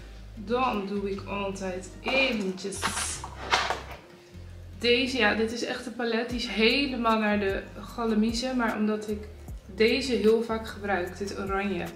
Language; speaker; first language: Dutch; native; Dutch